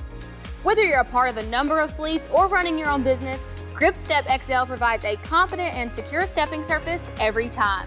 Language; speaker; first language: English; native; English